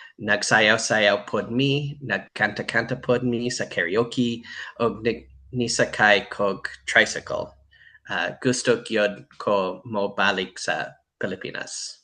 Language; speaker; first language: Cebuano; non-native, learner; English